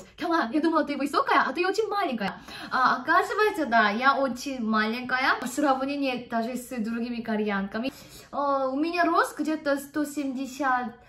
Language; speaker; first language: Russian; non-native, fluent; Korean